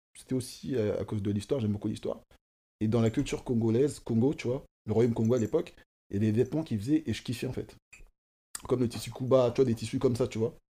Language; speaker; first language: French; early bilingual, other home language; Kongo